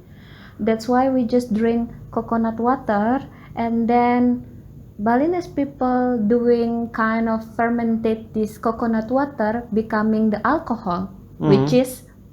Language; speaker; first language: English; non-native, learner; Balinese